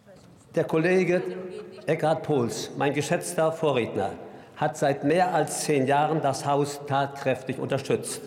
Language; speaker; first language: German; native; German